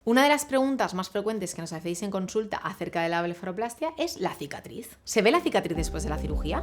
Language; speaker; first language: Spanish; native; Spanish